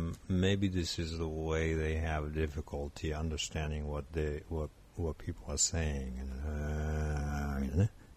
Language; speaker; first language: English; non-native, fluent; Japanese